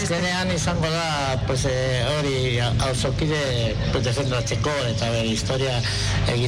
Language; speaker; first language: Basque; non-native, local second language; Spanish